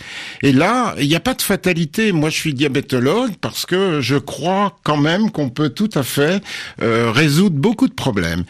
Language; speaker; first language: French; native; French